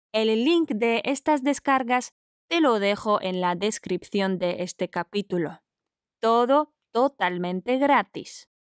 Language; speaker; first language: Spanish; non-native, fluent; Polish